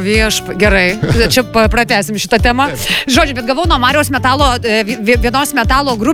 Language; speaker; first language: Lithuanian; native; Lithuanian